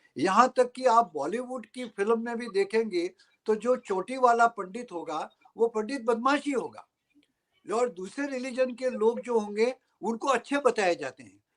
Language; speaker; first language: Hindi; native; Hindi